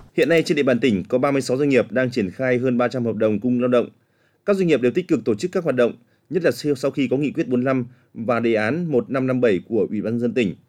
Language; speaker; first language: Vietnamese; native; Vietnamese